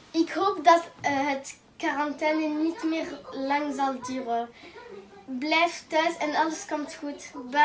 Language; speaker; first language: Dutch; non-native, local second language; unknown